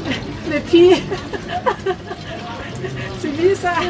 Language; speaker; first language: French; non-native, fluent; Thai